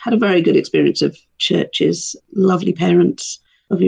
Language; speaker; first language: English; native; English